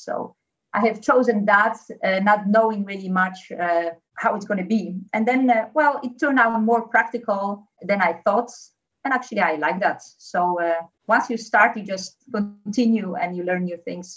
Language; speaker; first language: English; non-native, fluent; Polish